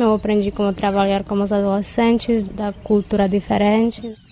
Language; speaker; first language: Portuguese; non-native, fluent; Czech